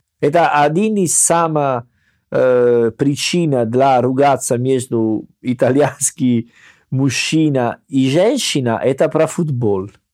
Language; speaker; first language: Russian; non-native, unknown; Italian